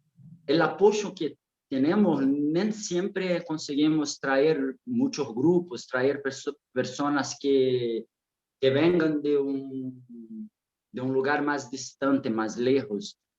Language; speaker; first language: Spanish; non-native, fluent; Portuguese